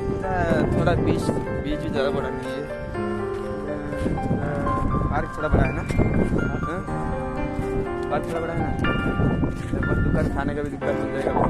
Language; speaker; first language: Hindi; non-native, local second language; Odia